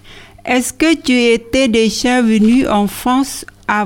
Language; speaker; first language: French; non-native, learner; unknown